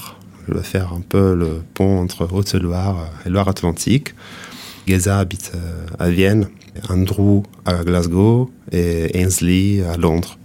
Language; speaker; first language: French; non-native, fluent; Italian